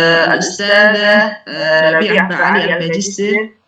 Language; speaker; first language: Arabic; non-native, fluent; Indonesian